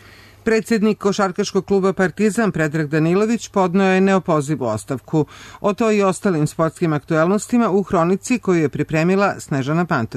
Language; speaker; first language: Serbian; native; Serbian